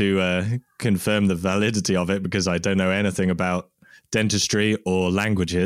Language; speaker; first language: English; native; English